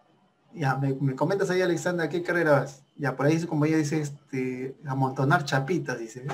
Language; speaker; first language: Spanish; native; Spanish